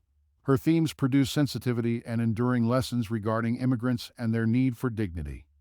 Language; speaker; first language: English; native; English